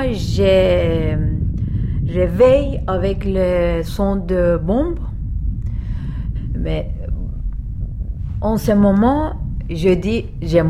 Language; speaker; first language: French; non-native, learner; Turkish